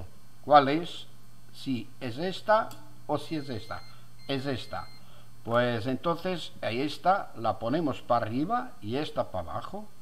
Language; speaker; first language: Spanish; non-native, fluent; Portuguese